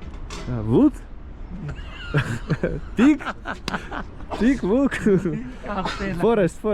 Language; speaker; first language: English; non-native, learner; Russian